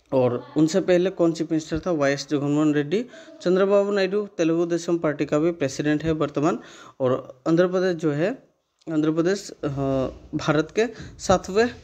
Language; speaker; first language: Hindi; non-native, local second language; Bangla